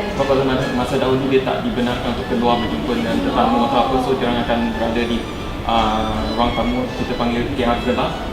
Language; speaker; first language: Malay; native; Malay